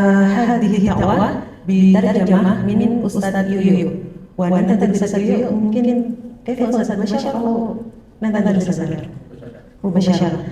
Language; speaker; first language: Arabic; non-native, fluent; Indonesian